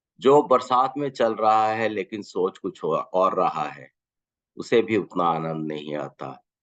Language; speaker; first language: Hindi; native; Hindi